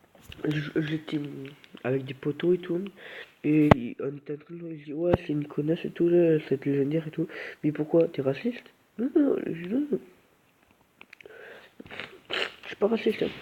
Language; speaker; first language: French; native; French